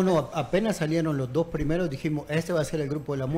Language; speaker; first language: Spanish; native; Spanish